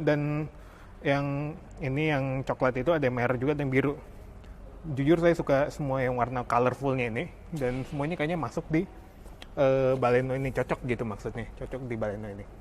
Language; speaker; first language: Indonesian; native; Indonesian